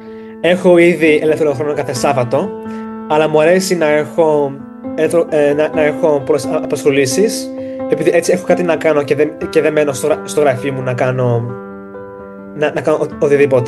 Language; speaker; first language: Greek; early bilingual, heritage; Greek